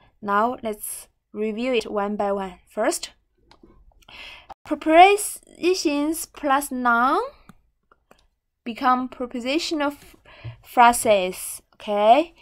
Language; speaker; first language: English; non-native, fluent; Chinese